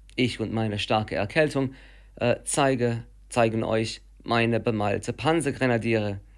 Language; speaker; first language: German; non-native, learner; English